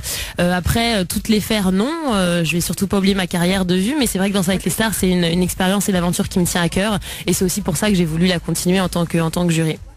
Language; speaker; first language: French; native; French